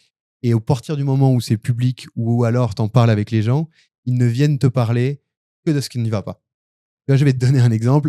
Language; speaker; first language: French; native; French